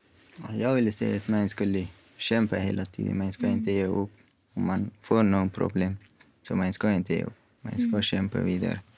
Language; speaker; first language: Swedish; non-native, fluent; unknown